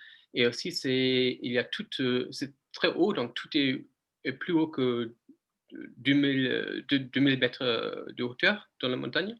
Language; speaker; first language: French; non-native, fluent; English